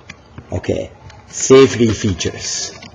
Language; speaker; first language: English; native; English